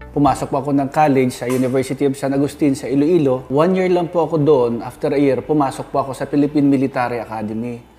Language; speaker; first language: Filipino; non-native, local second language; Hiligaynon